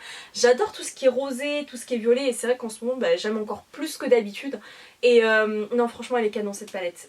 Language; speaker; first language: French; native; French